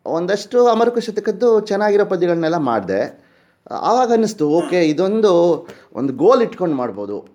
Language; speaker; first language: Kannada; native; Kannada